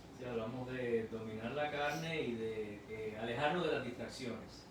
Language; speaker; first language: Spanish; native; Spanish